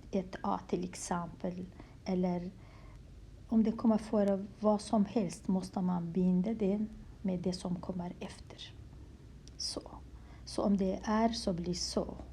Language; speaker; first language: Swedish; non-native, fluent; Kurdish